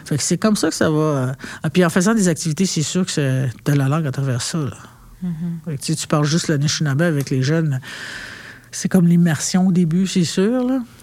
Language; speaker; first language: French; non-native, local second language; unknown